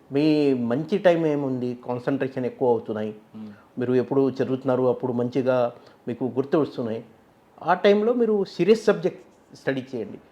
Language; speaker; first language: Telugu; non-native, fluent; Marathi